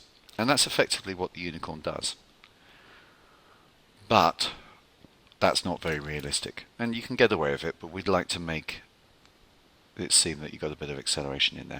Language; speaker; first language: English; native; English